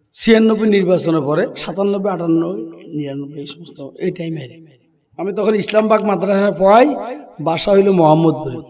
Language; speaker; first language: Bangla; native; Bangla